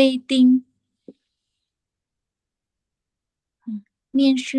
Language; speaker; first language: Chinese; non-native, learner; Vietnamese